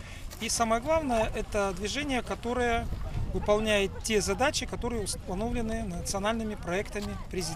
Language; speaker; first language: Russian; native; Russian